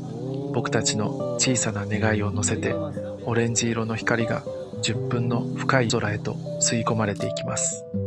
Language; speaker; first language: Japanese; native; Japanese